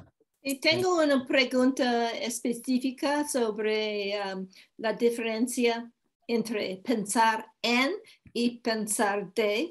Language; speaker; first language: Spanish; non-native, learner; English